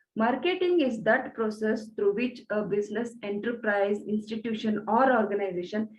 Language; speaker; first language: English; non-native, local second language; Kannada